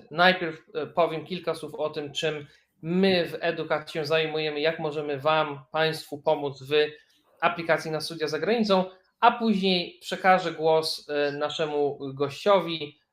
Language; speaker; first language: Polish; native; Polish